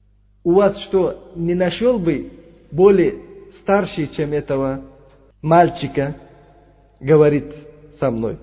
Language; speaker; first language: Russian; non-native, local second language; Uzbek